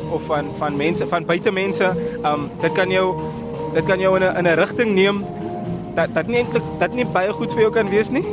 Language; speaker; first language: Afrikaans; non-native, learner; English